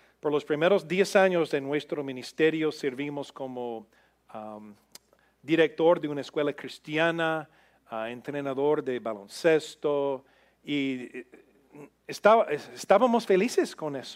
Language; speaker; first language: Spanish; non-native, fluent; English